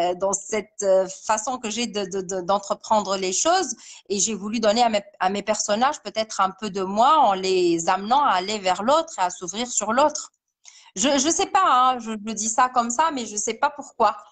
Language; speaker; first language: French; non-native, local second language; Arabic